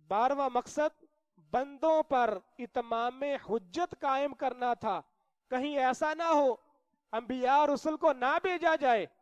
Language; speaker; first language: Urdu; non-native, local second language; Punjabi